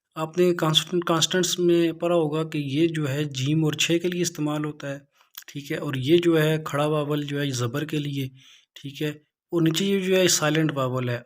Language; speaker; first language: Urdu; non-native, local second language; Punjabi